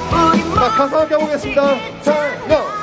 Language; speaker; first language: Korean; native; Korean